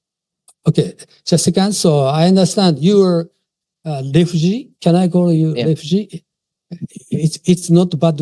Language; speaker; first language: English; non-native, fluent; Japanese